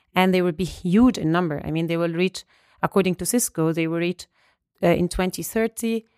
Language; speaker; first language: English; non-native, fluent; Arabic